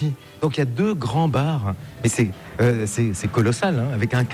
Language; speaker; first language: French; native; French